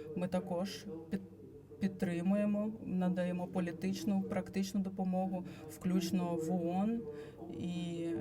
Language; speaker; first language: Ukrainian; non-native, fluent; Latvian